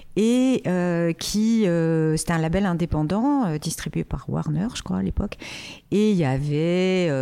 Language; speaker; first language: French; native; French